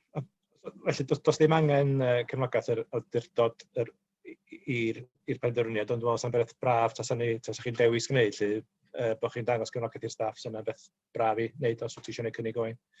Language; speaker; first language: Welsh; native; Welsh